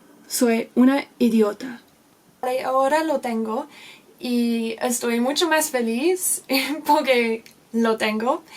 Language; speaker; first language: Spanish; non-native, learner; English